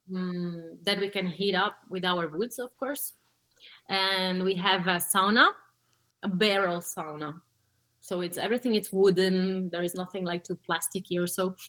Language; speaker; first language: English; early bilingual, other home language; Portuguese